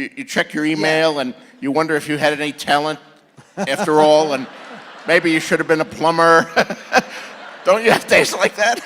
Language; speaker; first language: English; native; English